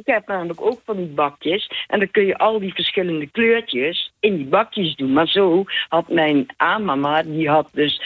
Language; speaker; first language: Dutch; native; Dutch